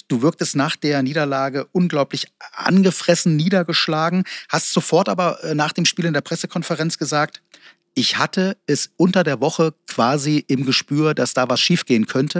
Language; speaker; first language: German; native; German